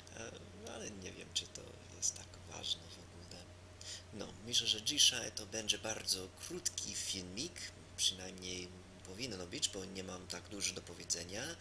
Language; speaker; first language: Polish; non-native, learner; English